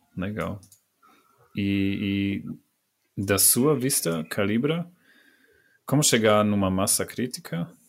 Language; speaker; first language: Portuguese; non-native, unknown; German